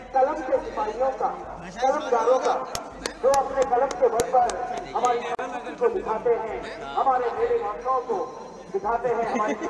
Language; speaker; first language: Hindi; native; Hindi